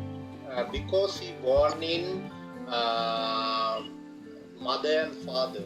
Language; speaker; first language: English; non-native, learner; Sinhala